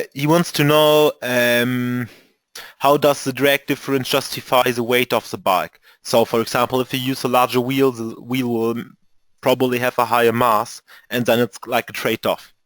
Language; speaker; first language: English; non-native, fluent; German